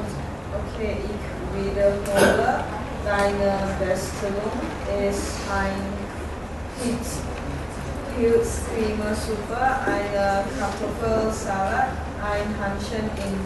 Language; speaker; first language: German; non-native, learner; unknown